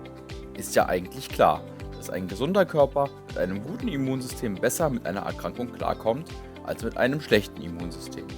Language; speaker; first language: German; native; German